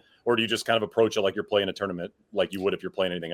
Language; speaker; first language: English; native; English